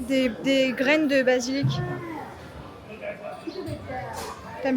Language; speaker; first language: French; native; French